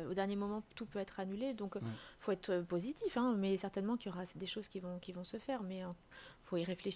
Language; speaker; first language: French; native; French